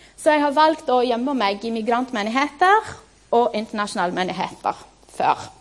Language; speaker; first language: Norwegian; non-native, fluent; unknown